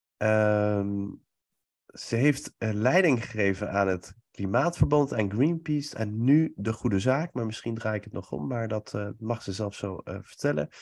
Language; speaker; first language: Dutch; early bilingual, other home language; Persian